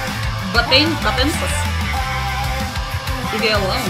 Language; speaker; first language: Portuguese; non-native, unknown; Russian